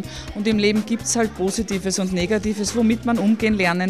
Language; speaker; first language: German; native; German